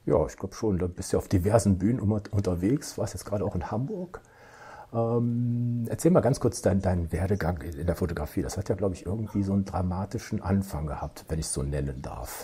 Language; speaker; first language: German; native; German